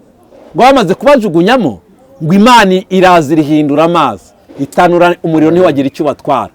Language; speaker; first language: Kinyarwanda; early bilingual, heritage; Kinyarwanda